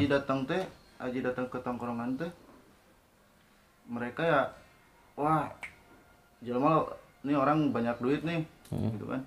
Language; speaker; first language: Indonesian; non-native, local second language; Sundanese